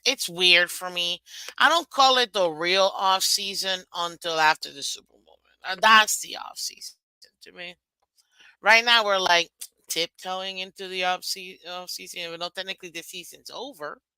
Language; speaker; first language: English; native; English